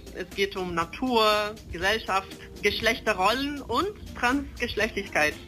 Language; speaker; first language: German; non-native, fluent; Portuguese